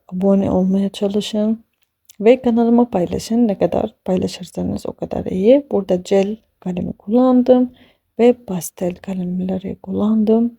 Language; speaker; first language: Turkish; non-native, fluent; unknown